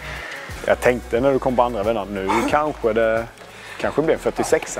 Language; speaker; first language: Swedish; native; Swedish